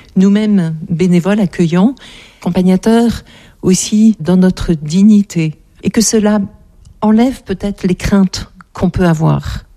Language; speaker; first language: French; native; French